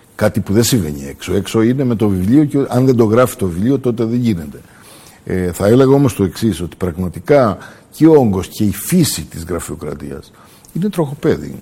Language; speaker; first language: Greek; early bilingual, heritage; Greek